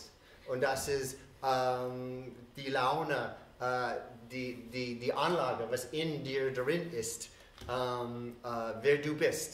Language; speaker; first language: German; non-native, fluent; English